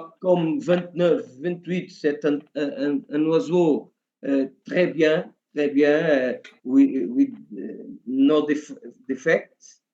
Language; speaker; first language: French; non-native, learner; Portuguese